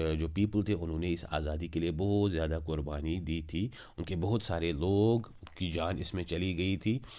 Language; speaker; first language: Hindi; non-native, local second language; Kashmiri